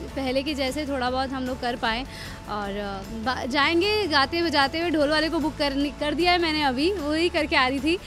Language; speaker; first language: Hindi; native; Hindi